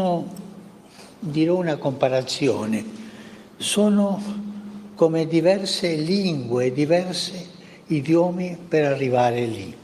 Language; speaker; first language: Italian; early bilingual, heritage; Spanish